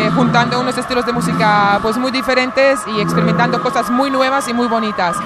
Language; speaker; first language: Spanish; native; Spanish